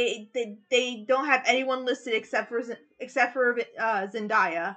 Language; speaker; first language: English; native; English